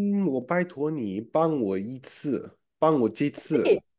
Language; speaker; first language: Chinese; non-native, fluent; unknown